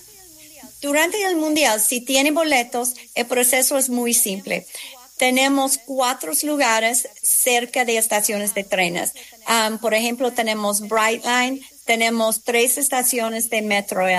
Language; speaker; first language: Spanish; non-native, fluent; English